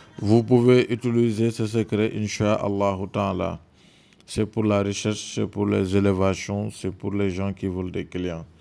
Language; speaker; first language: French; non-native, local second language; Wolof